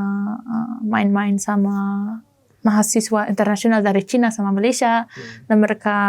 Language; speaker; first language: Indonesian; non-native, learner; German